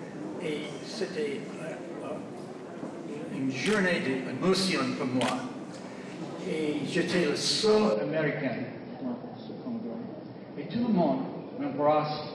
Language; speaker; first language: French; non-native, fluent; English